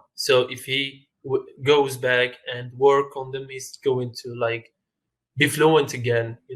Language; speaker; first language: English; non-native, fluent; Arabic